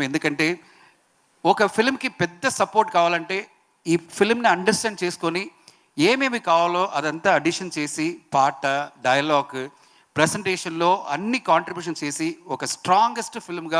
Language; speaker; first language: Telugu; non-native, learner; Tamil